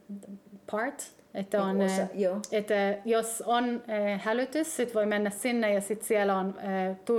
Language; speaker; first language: Finnish; early bilingual, heritage; Hebrew